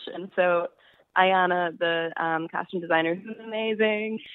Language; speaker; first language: English; native; English